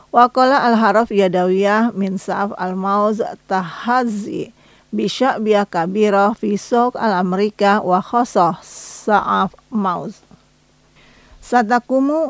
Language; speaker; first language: Arabic; non-native, fluent; Indonesian